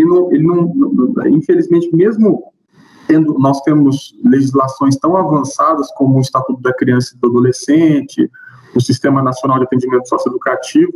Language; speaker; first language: Portuguese; native; Portuguese